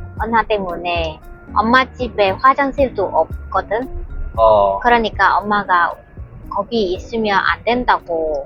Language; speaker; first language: Korean; non-native, learner; Vietnamese